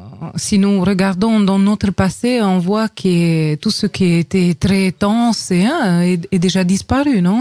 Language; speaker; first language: French; non-native, fluent; Romanian